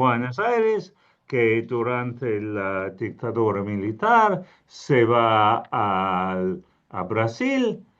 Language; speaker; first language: Spanish; non-native, fluent; English